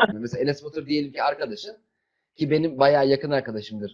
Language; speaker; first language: Turkish; native; Turkish